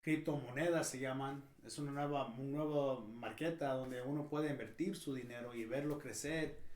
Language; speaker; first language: Spanish; early bilingual, heritage; Spanish